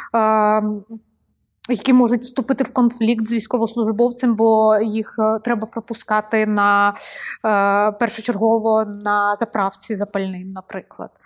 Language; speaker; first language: Ukrainian; non-native, local second language; Russian